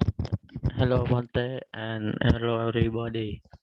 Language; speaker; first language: English; non-native, learner; Khmer